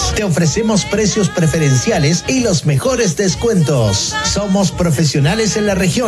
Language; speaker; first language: Spanish; native; Spanish